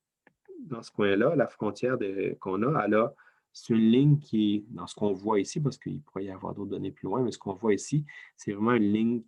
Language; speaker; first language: French; native; French